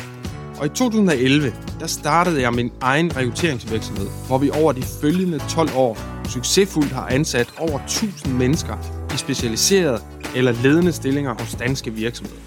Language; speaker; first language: Danish; native; Danish